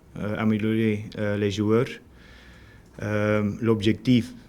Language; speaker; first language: French; non-native, learner; Dutch